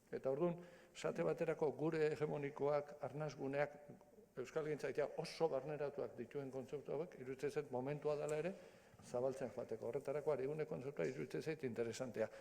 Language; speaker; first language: Basque; native; Basque